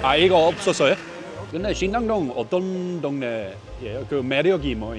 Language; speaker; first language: Korean; non-native, learner; Dutch